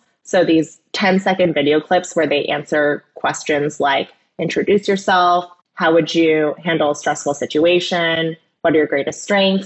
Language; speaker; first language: English; native; English